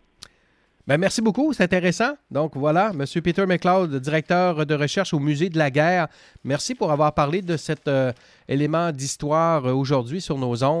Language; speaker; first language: French; native; French